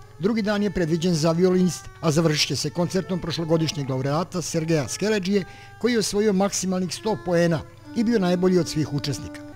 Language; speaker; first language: Serbian; native; Serbian